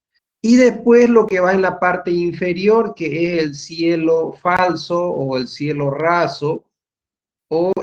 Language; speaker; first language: Spanish; native; Spanish